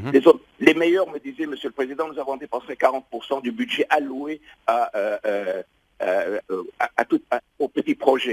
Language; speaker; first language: French; non-native, local second language; Arabic